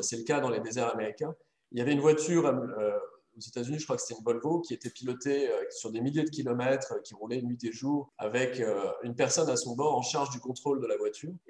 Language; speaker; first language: French; native; French